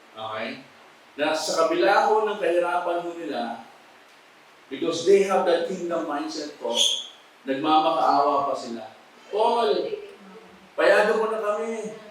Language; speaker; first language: Filipino; native; Filipino